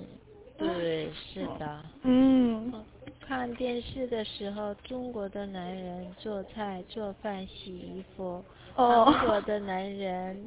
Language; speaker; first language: Chinese; non-native, learner; Korean